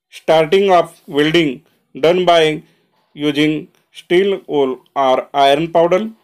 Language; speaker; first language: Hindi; non-native, local second language; Marathi